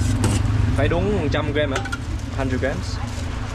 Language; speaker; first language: Vietnamese; early bilingual, heritage; English